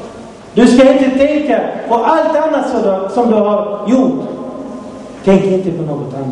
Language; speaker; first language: Swedish; non-native, fluent; Arabic